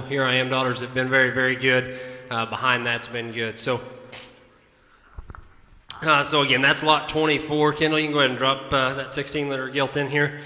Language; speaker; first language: English; native; English